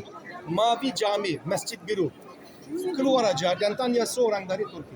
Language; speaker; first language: Indonesian; non-native, learner; Turkish